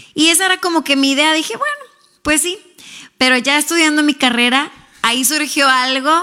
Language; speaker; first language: Spanish; native; Spanish